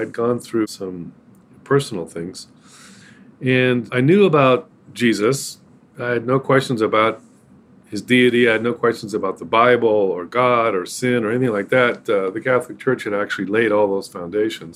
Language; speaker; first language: English; native; English